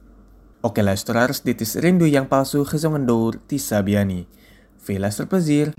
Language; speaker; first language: Dutch; non-native, fluent; Indonesian